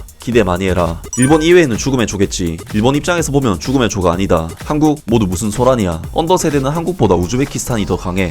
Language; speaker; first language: Korean; native; Korean